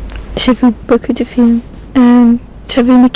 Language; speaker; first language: French; non-native, learner; English